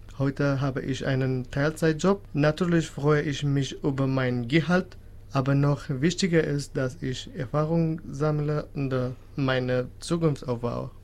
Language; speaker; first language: German; non-native, fluent; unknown